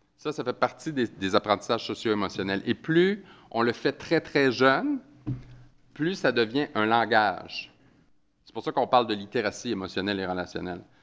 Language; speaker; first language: French; native; French